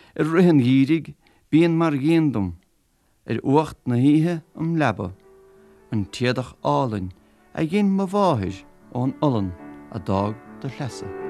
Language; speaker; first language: Irish; native; Irish